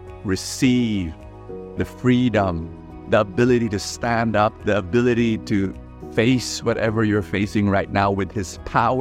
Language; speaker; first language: English; non-native, local second language; Filipino